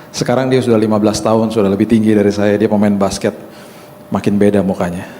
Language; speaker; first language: Indonesian; native; Indonesian